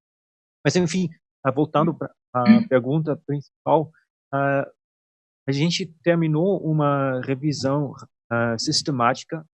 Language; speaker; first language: Portuguese; non-native, fluent; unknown